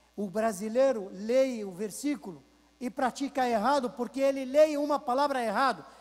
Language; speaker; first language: Portuguese; non-native, fluent; Arabic